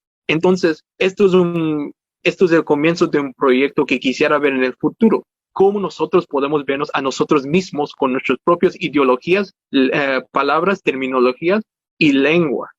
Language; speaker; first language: Spanish; early bilingual, heritage; Spanish